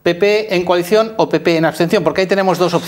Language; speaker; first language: Spanish; native; Spanish